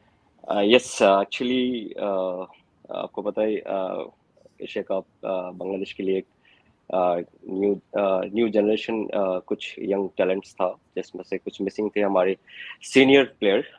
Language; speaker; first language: Hindi; non-native, fluent; Bangla